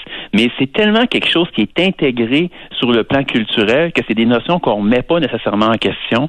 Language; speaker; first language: French; native; French